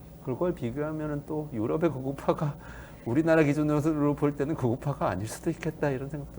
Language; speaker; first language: Korean; native; Korean